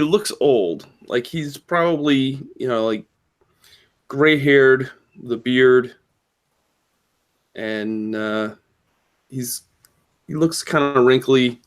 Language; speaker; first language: English; native; English